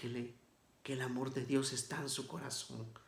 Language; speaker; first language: Spanish; native; Spanish